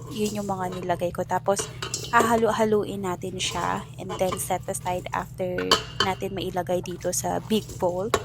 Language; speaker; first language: Filipino; native; Filipino